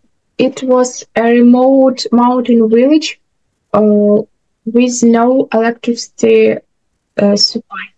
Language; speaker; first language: English; non-native, learner; Russian